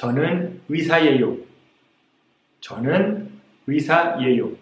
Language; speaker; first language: Korean; non-native, fluent; Spanish